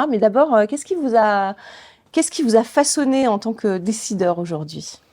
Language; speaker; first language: French; native; French